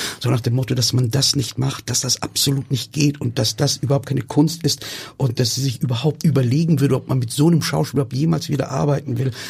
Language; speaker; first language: German; early bilingual, other home language; Turkish